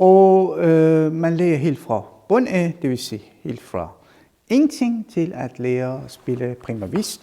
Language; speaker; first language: Danish; non-native, fluent; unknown